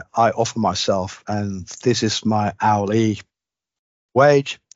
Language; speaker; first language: English; non-native, fluent; Dutch